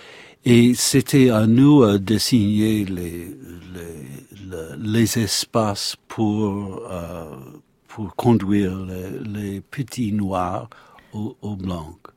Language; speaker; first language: French; non-native, learner; English